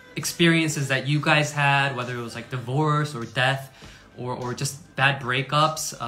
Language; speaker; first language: English; early bilingual, other home language; Korean